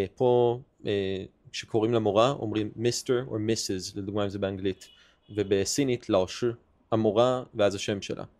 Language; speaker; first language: Hebrew; early bilingual, heritage; Hebrew